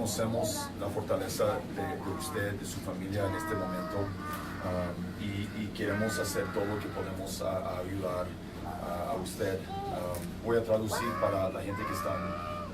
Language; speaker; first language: Spanish; non-native, fluent; English